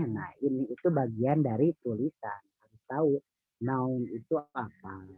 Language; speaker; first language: Indonesian; native; Indonesian